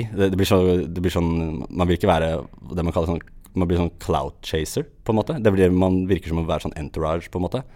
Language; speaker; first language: Norwegian; early bilingual, other home language; Arabic